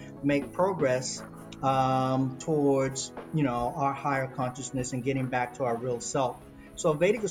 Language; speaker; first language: English; native; English